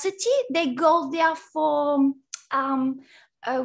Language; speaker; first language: English; early bilingual, other home language; Spanish